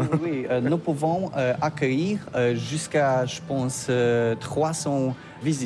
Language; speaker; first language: French; non-native, learner; Polish